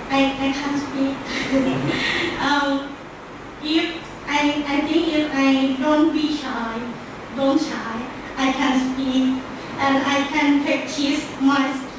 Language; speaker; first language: English; non-native, learner; Thai